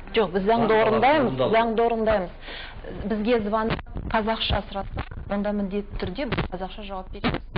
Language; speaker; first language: Kazakh; non-native, local second language; Russian